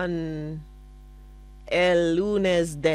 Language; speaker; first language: Spanish; non-native, learner; English